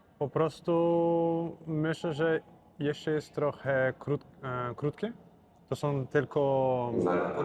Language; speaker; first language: Polish; non-native, learner; Portuguese